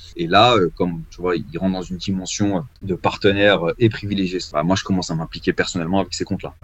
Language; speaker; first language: French; native; French